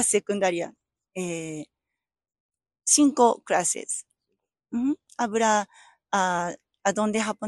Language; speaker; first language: Spanish; non-native, learner; Japanese